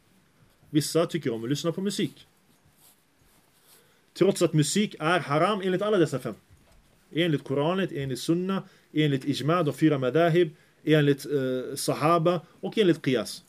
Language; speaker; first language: Swedish; early bilingual, other home language; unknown